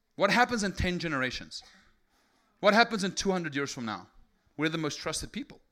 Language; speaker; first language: English; non-native, local second language; Afrikaans